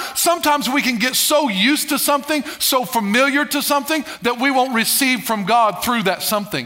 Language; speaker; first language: English; native; English